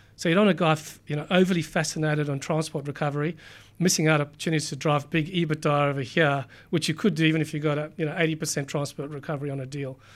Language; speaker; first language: English; native; English